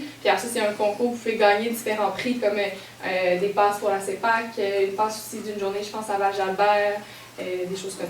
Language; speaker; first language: French; native; French